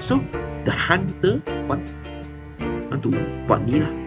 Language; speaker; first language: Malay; non-native, local second language; Chinese